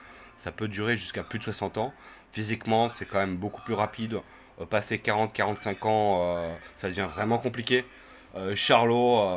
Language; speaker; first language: French; native; French